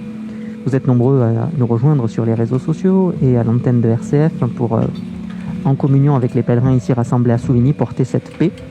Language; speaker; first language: French; native; French